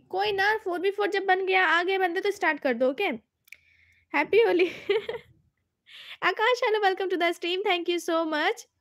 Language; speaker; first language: Hindi; non-native, local second language; Bangla